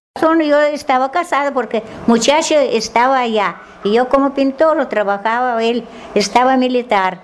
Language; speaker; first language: Spanish; non-native, learner; Russian